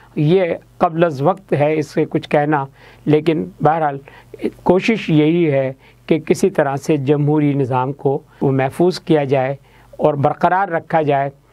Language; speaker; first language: Urdu; native; Urdu